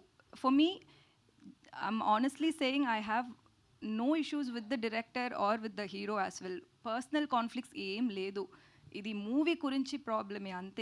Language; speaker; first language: Telugu; non-native, learner; Tamil